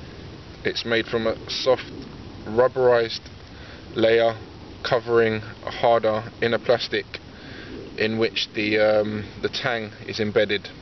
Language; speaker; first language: English; native; English